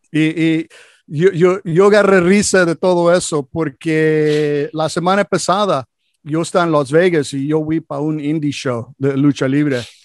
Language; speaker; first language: Spanish; non-native, learner; English